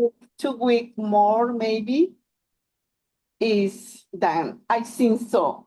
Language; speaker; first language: English; non-native, learner; Spanish